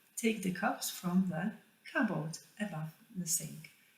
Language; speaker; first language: English; non-native, fluent; Polish